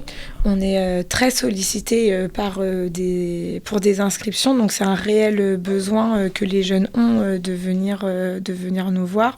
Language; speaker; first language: French; native; French